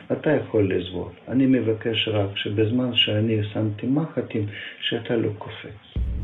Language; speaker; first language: Hebrew; non-native, fluent; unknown